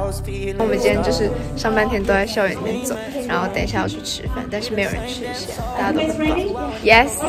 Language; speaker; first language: English; non-native, learner; Chinese